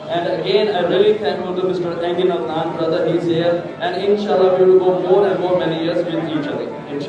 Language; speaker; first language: English; non-native, local second language; Urdu